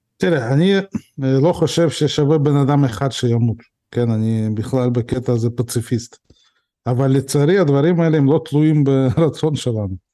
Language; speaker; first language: Hebrew; early bilingual, other home language; Russian